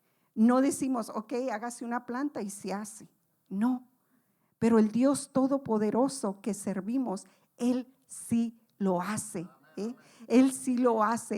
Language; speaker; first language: Spanish; native; Spanish